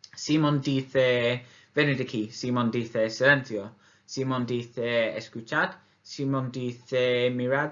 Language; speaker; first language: Spanish; non-native, learner; English